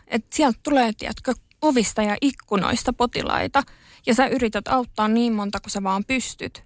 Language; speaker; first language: Finnish; native; Finnish